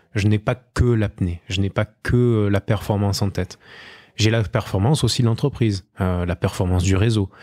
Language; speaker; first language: French; native; French